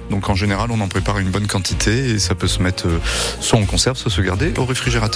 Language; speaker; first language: French; native; French